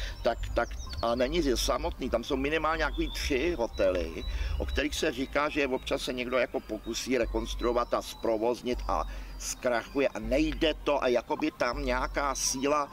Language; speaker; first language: Czech; native; Czech